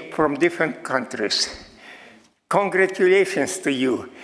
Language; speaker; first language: English; non-native, fluent; Lithuanian